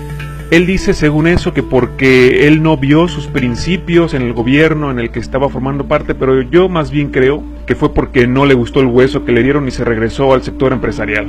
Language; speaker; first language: Spanish; native; Spanish